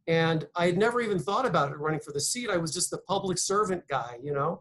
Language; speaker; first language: English; native; English